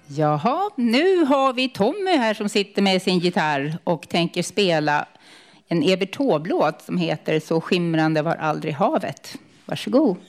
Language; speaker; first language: Swedish; native; Swedish